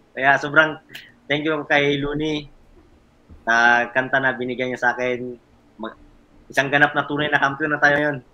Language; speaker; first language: Filipino; native; Filipino